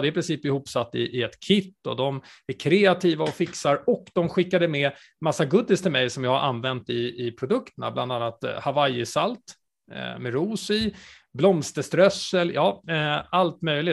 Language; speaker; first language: Swedish; native; Swedish